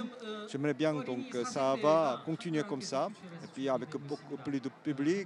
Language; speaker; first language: French; non-native, fluent; Korean